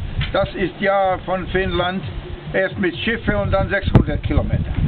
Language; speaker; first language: German; non-native, learner; Finnish